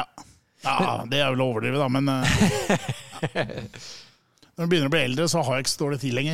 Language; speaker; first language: Norwegian; native; Norwegian